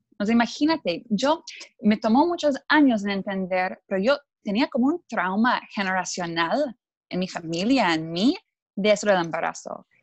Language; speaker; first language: Spanish; non-native, fluent; English